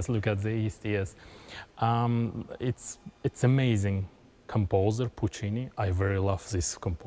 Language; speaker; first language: English; non-native, learner; Kazakh